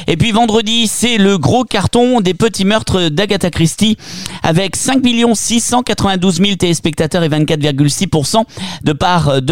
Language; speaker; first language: French; native; French